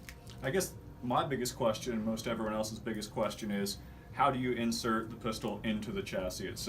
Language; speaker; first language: English; native; English